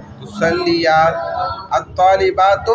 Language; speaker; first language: Arabic; non-native, fluent; Urdu